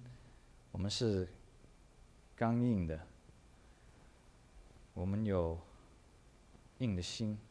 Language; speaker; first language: Chinese; early bilingual, heritage; English